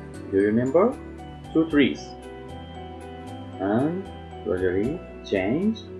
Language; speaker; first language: English; non-native, learner; Japanese